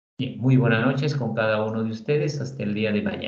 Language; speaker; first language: Spanish; native; Spanish